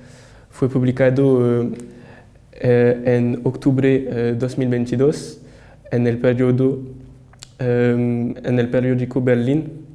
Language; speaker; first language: Spanish; non-native, learner; French